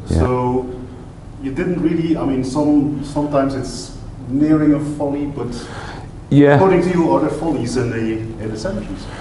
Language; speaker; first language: English; non-native, fluent; Dutch